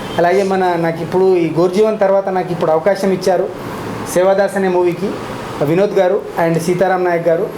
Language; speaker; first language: Telugu; non-native, local second language; Lambadi